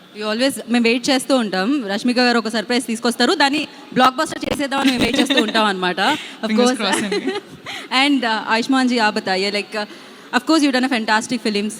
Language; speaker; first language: Telugu; native; Telugu